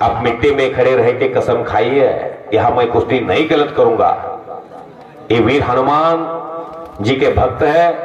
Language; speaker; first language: Hindi; non-native, local second language; Marathi